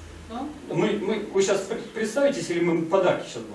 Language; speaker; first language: Russian; native; Russian